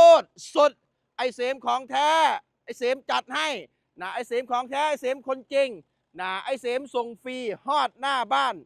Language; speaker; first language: Thai; non-native, local second language; Northeastern Thai